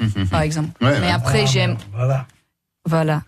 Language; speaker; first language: French; non-native, fluent; Romanian